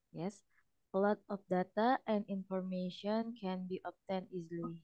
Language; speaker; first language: English; non-native, learner; Indonesian